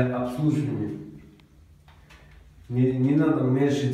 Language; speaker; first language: Russian; non-native, local second language; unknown